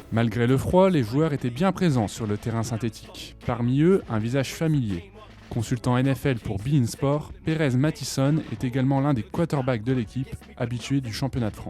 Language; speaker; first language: French; native; French